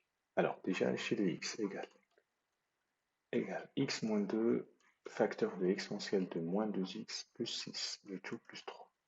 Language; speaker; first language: French; native; French